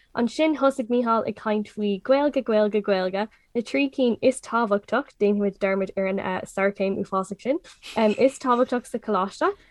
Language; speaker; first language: Irish; non-native, local second language; English